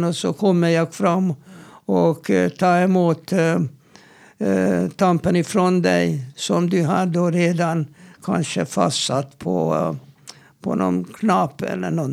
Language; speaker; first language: Swedish; non-native, fluent; Hungarian